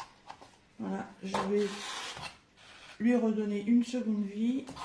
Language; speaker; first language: French; native; French